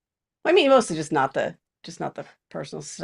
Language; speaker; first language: English; native; English